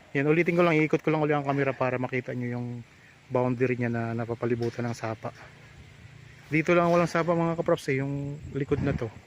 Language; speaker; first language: Filipino; non-native, local second language; Cebuano